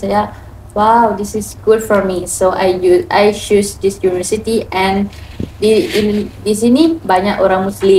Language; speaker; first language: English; non-native, learner; Thai